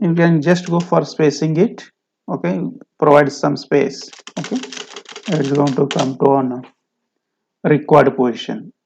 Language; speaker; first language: English; non-native, local second language; Kannada